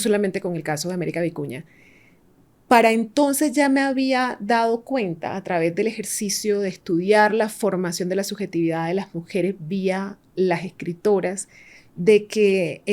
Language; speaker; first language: Spanish; native; Spanish